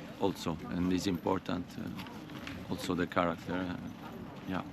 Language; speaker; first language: English; non-native, fluent; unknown